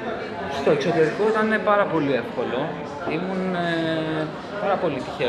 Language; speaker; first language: Greek; early bilingual, other home language; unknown